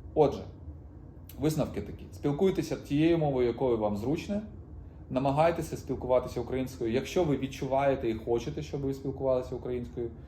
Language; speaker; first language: Ukrainian; non-native, local second language; Russian